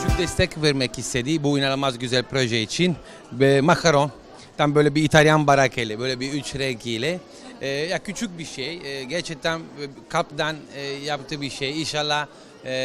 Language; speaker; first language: Turkish; non-native, learner; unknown